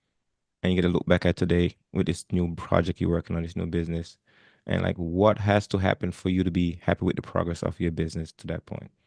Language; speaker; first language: English; non-native, fluent; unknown